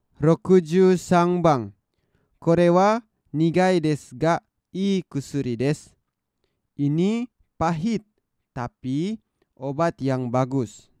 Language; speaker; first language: Japanese; non-native, fluent; Indonesian